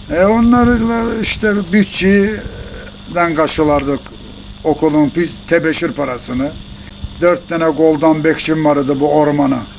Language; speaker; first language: Turkish; native; Turkish